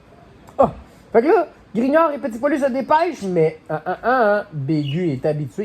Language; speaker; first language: French; native; French